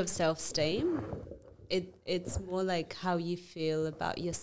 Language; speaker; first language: English; non-native, fluent; Amharic